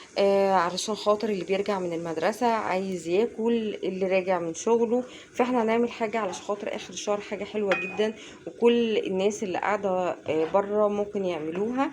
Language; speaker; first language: Arabic; native; Arabic